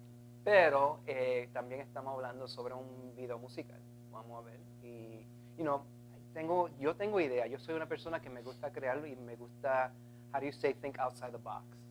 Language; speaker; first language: Spanish; early bilingual, heritage; Spanish